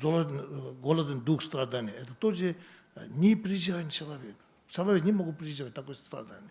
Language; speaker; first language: Russian; non-native, learner; Tibetan